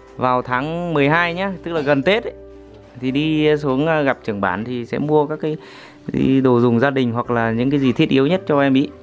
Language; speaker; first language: Vietnamese; native; Vietnamese